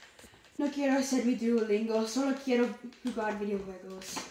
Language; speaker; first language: Spanish; non-native, learner; English